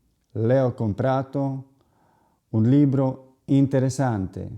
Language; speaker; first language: Italian; non-native, fluent; Slovak